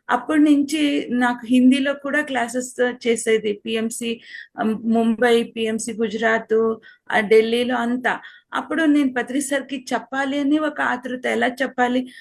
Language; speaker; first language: Telugu; non-native, local second language; Kannada